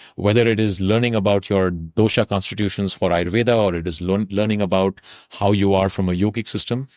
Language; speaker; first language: English; non-native, local second language; Tamil